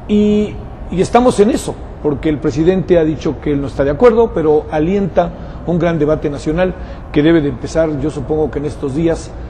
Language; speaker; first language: Spanish; native; Spanish